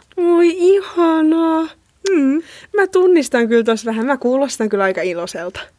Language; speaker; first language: Finnish; native; Finnish